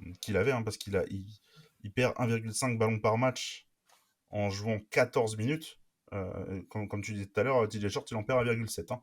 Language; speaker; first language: French; native; French